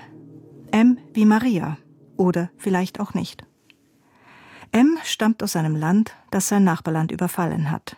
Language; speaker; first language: German; native; German